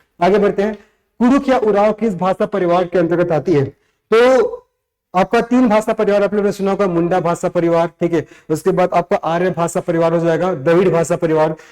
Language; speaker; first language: Hindi; native; Hindi